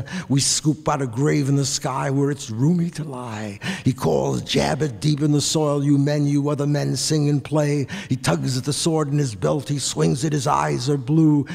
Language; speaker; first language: English; native; English